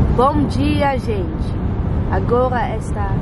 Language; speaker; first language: Portuguese; non-native, learner; Dutch